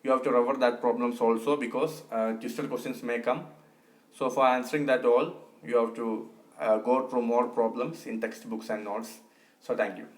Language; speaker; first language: English; non-native, local second language; Malayalam